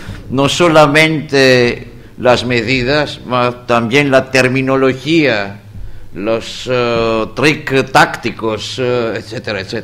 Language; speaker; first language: Spanish; non-native, fluent; Greek